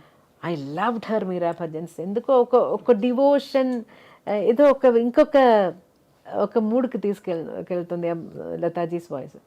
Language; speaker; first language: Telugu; non-native, local second language; Malayalam